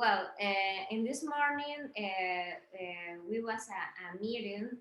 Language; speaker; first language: English; non-native, learner; Spanish